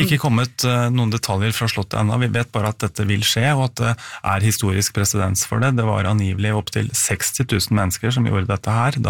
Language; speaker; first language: Norwegian; native; Norwegian